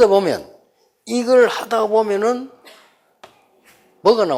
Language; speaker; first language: Korean; native; Korean